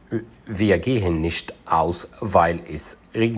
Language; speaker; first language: German; non-native, fluent; Arabic